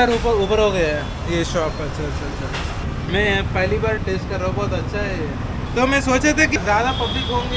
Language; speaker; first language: Hindi; non-native, local second language; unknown